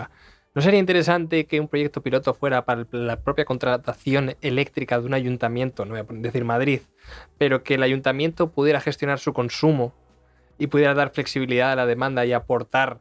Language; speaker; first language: Spanish; native; Spanish